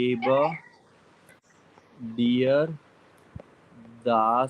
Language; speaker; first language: German; non-native, fluent; Hindi